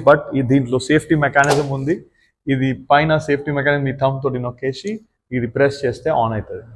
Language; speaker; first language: Telugu; non-native, learner; Gujarati